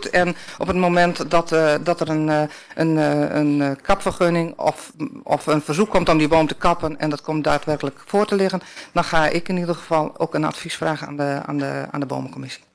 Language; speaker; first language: Dutch; native; Dutch